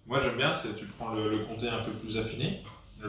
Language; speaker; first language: French; native; French